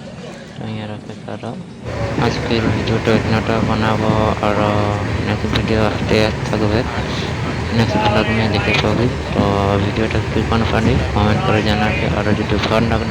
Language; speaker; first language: Hindi; non-native, local second language; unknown